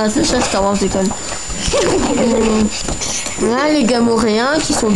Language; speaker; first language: French; native; French